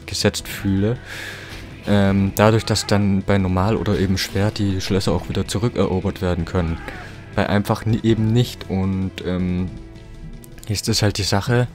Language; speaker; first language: German; native; German